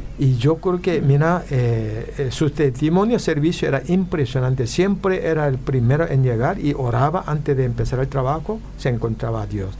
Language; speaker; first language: Spanish; non-native, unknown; Korean